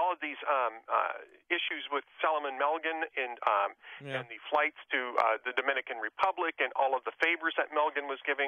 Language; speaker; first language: English; native; English